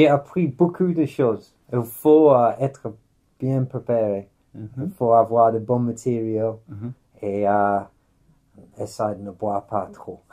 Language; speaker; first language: French; non-native, fluent; English